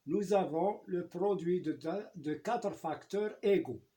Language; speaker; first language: French; non-native, local second language; Arabic